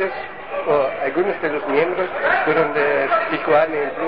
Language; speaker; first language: Spanish; non-native, learner; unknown